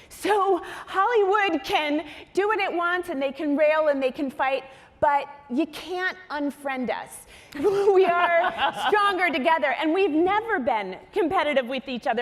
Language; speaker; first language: English; native; English